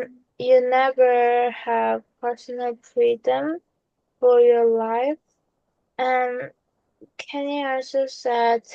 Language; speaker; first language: English; non-native, learner; Korean